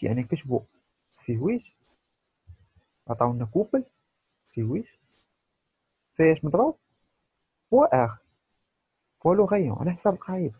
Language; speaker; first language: Arabic; native; Arabic